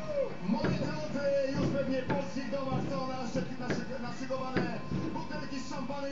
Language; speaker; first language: Polish; native; Polish